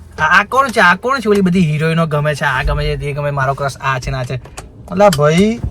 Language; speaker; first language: Gujarati; native; Gujarati